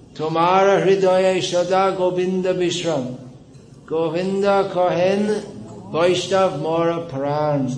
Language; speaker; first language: Bangla; non-native, fluent; English